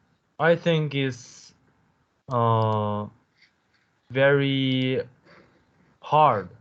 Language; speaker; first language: English; non-native, learner; Chinese